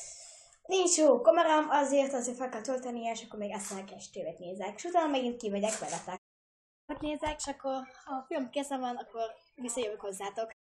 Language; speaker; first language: Hungarian; early bilingual, heritage; Hungarian